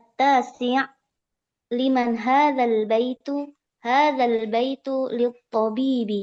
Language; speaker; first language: Arabic; non-native, learner; Indonesian